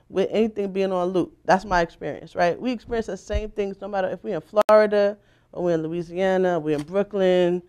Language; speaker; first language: English; native; English